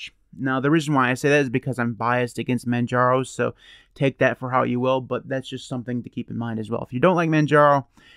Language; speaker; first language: English; native; English